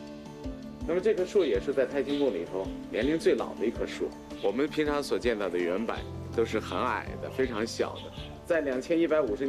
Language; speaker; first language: Chinese; native; Chinese